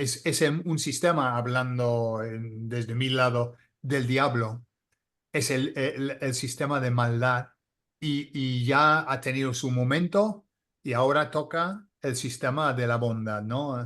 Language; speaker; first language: Spanish; non-native, fluent; English